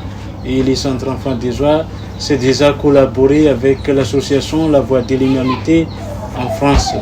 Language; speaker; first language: French; non-native, local second language; Malagasy